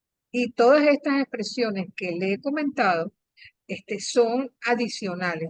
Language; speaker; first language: Spanish; native; Spanish